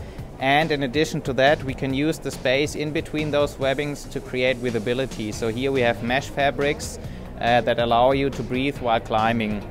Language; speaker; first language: English; non-native, fluent; German